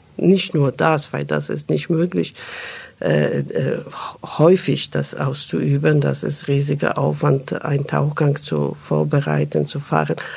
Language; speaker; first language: German; non-native, fluent; Polish